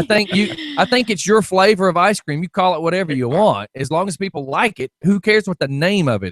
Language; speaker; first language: English; native; English